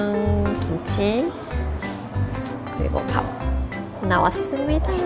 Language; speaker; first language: Korean; non-native, fluent; Swedish